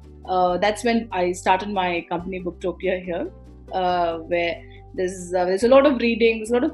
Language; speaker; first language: English; non-native, local second language; Tamil